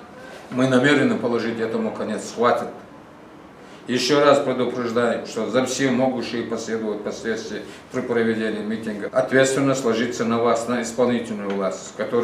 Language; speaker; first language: Russian; non-native, local second language; Ingush